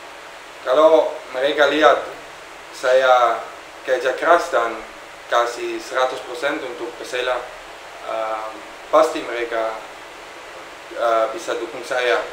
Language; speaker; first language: Indonesian; non-native, fluent; Dutch